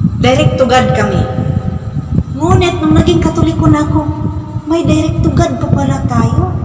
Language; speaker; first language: Filipino; non-native, local second language; Cebuano